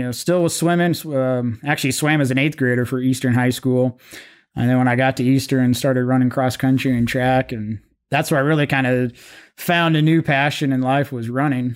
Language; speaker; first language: English; native; English